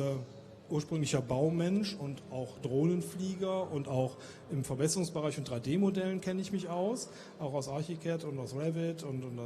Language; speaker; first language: German; native; German